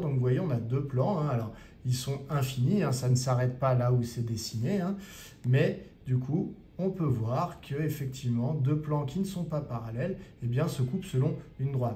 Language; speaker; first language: French; native; French